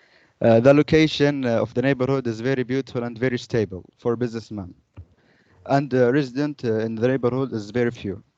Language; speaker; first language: English; non-native, learner; Arabic